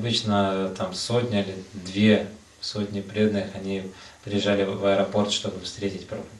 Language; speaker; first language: Russian; native; Russian